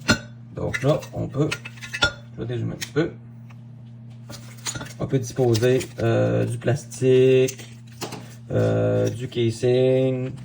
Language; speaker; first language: French; native; French